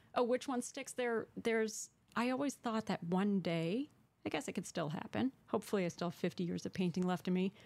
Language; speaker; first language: English; native; English